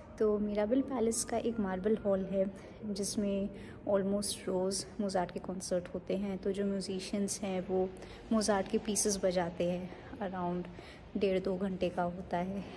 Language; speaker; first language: Hindi; native; Hindi